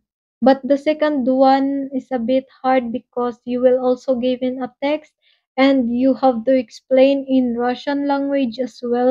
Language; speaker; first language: English; non-native, local second language; Waray